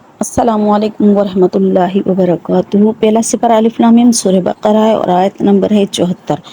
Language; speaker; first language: Urdu; non-native, local second language; Sindhi